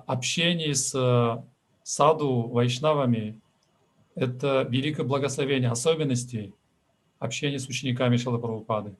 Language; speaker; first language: Russian; native; Russian